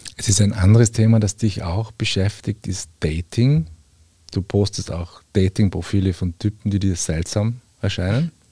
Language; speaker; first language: German; native; German